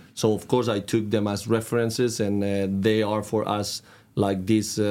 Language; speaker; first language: English; non-native, fluent; Spanish